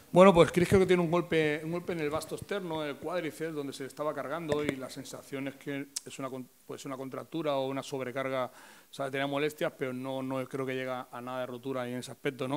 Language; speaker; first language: Spanish; native; Spanish